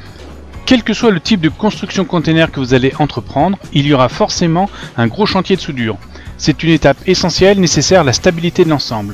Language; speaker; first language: French; native; French